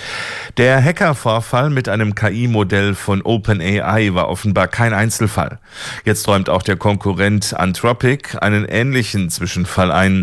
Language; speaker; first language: German; native; German